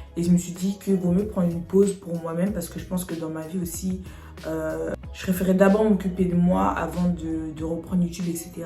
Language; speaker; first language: French; native; French